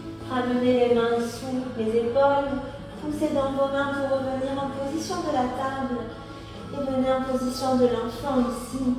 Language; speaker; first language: French; native; French